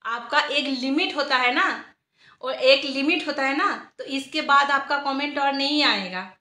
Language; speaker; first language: Hindi; non-native, local second language; Bangla